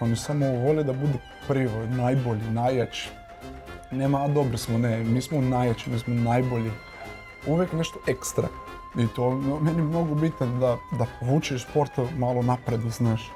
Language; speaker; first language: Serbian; non-native, learner; Portuguese